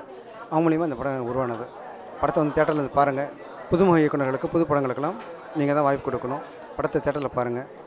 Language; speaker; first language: Tamil; native; Tamil